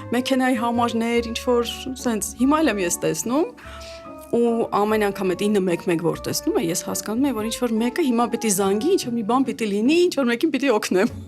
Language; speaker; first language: Armenian; early bilingual, heritage; Armenian